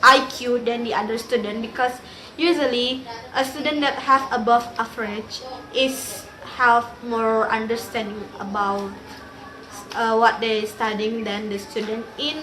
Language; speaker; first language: English; non-native, learner; Indonesian